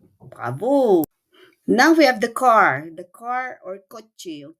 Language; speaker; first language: English; non-native, local second language; Filipino